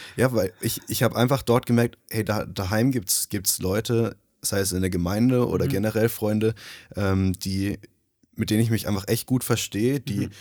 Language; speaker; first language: German; early bilingual, other home language; Nepali